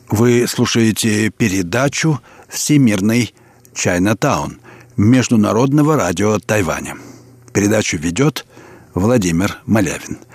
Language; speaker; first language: Russian; native; Russian